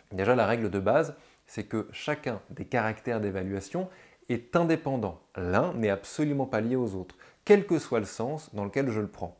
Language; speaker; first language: French; native; French